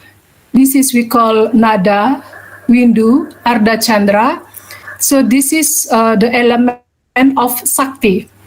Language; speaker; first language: English; non-native, learner; Balinese